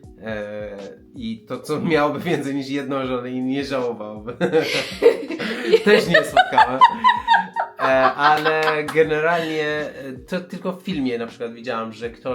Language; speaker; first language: Polish; non-native, fluent; Persian